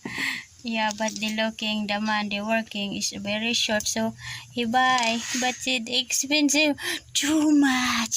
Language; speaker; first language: English; non-native, learner; Cebuano